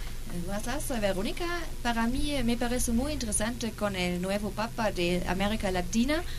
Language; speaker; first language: Spanish; non-native, fluent; German